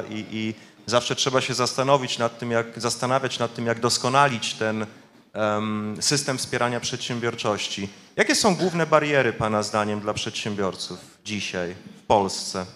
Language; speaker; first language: Polish; native; Polish